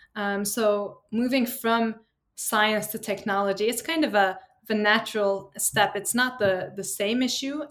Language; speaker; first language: English; non-native, fluent; Turkish